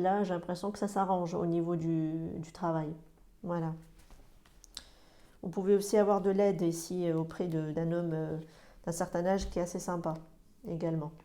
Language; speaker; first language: French; native; French